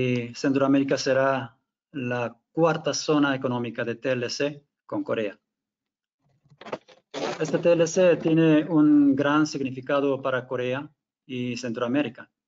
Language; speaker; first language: Spanish; non-native, fluent; Korean